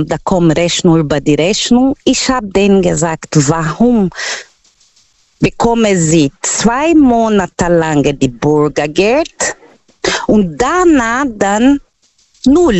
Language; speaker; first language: German; non-native, fluent; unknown